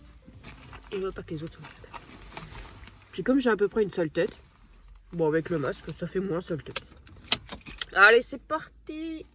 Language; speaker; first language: French; native; French